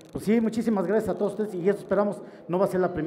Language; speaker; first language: Spanish; native; Spanish